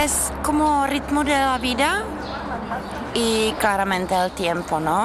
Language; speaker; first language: Spanish; non-native, fluent; Czech